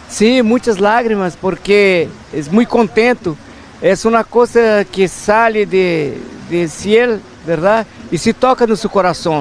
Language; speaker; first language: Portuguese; non-native, learner; Spanish